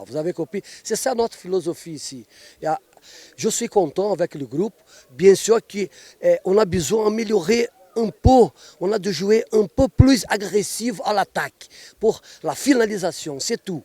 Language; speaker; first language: French; non-native, fluent; Portuguese